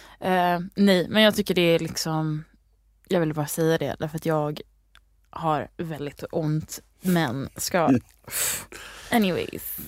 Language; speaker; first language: Swedish; early bilingual, heritage; Swedish